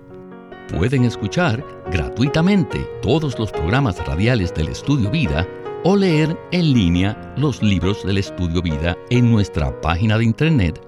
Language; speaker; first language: Spanish; native; Spanish